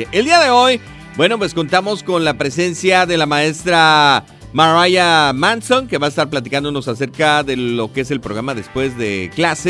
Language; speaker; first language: Spanish; native; Spanish